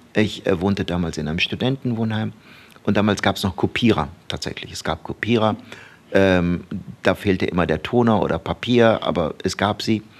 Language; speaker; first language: German; early bilingual, other home language; Turkish